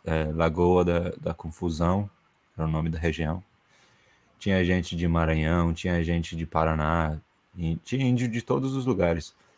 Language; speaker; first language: Portuguese; non-native, fluent; English